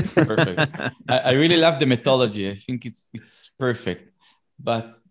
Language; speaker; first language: English; non-native, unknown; Hebrew